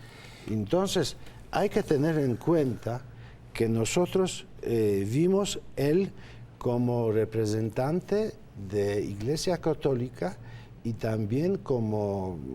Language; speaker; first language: Spanish; non-native, fluent; Polish